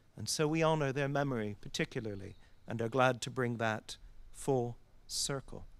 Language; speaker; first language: English; native; English